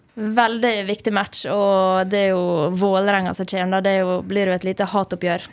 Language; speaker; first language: Norwegian; native; Norwegian